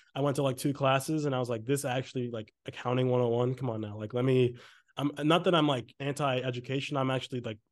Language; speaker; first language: English; native; English